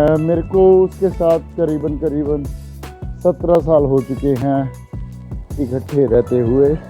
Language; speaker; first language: Hindi; non-native, local second language; Punjabi